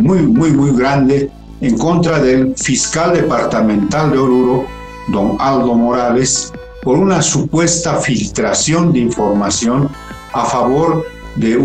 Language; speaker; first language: Spanish; native; Spanish